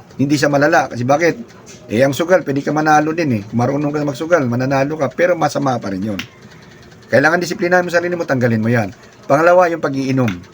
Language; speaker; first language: Filipino; non-native, local second language; Cebuano